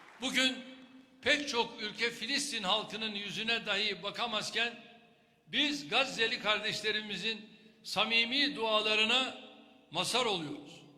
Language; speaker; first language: Turkish; native; Turkish